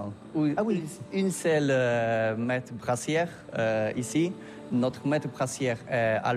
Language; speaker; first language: French; non-native, learner; Polish